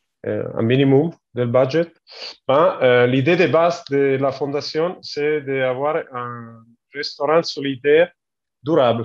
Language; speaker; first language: French; non-native, learner; Italian